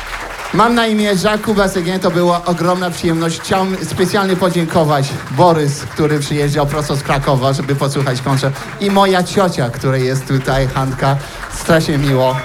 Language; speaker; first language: Polish; non-native, learner; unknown